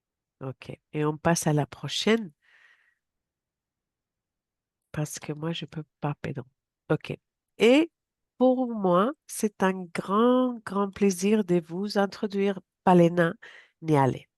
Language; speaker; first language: French; non-native, fluent; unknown